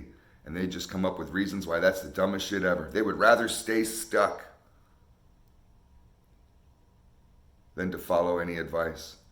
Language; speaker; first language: English; native; English